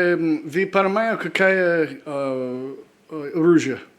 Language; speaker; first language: Russian; non-native, learner; English